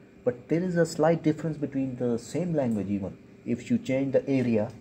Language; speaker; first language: English; non-native, local second language; Urdu